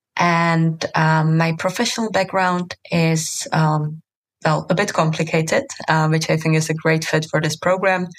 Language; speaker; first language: English; non-native, fluent; Czech